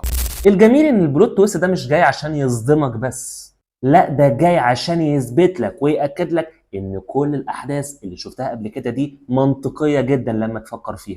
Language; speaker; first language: Arabic; native; Arabic